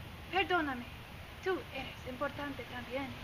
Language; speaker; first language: Spanish; non-native, learner; English